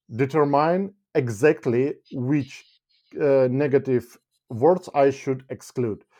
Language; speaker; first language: English; non-native, fluent; Ukrainian